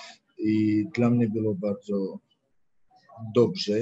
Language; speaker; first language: Polish; non-native, learner; Georgian